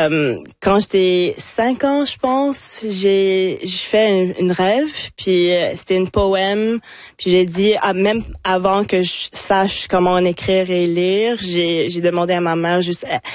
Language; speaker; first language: French; non-native, local second language; English